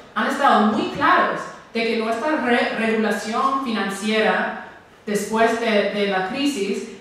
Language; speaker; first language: Spanish; non-native, fluent; English